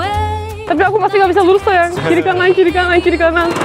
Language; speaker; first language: Indonesian; non-native, fluent; Turkish